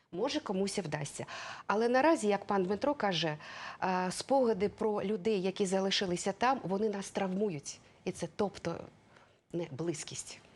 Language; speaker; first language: Ukrainian; non-native, local second language; Russian